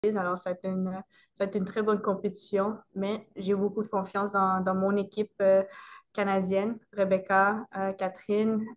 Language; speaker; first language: French; non-native, local second language; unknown